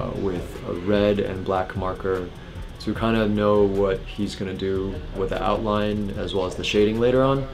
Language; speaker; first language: English; early bilingual, other home language; Chinese